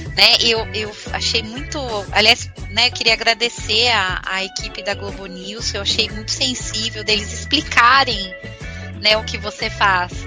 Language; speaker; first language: Portuguese; native; Portuguese